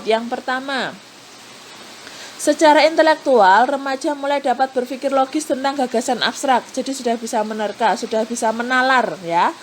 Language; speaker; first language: Indonesian; native; Indonesian